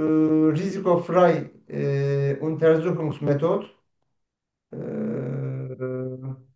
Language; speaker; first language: German; non-native, learner; Turkish